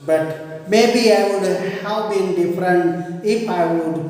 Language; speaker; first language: English; non-native, local second language; Marathi